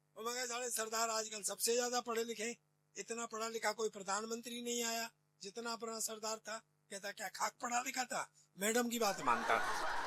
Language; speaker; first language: Hindi; native; Hindi